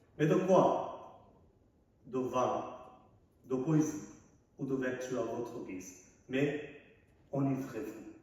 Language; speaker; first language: French; non-native, fluent; Arabic